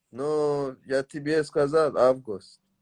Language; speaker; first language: Russian; non-native, learner; Tajik